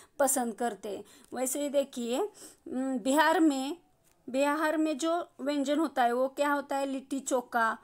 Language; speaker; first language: Hindi; non-native, local second language; Marathi